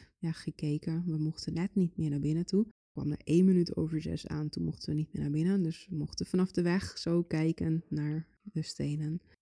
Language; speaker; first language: Dutch; native; Dutch